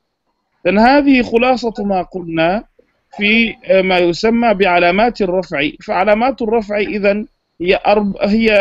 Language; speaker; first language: Arabic; non-native, fluent; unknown